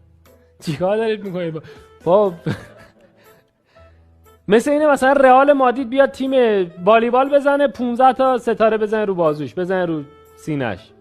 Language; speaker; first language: Persian; native; Persian